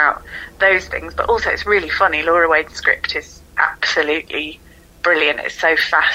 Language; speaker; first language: English; native; English